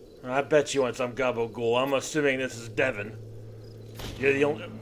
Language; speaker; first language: English; native; English